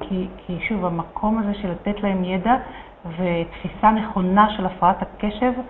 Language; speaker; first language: Hebrew; native; Hebrew